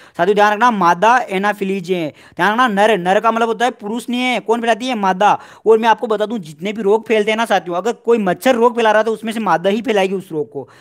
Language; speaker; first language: Hindi; native; Hindi